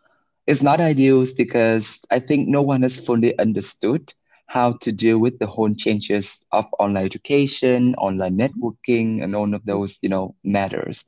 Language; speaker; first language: English; non-native, fluent; Vietnamese